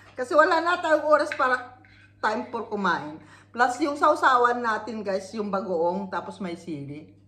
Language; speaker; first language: Filipino; non-native, local second language; Iloko